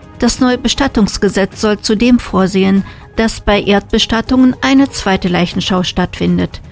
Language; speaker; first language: German; native; German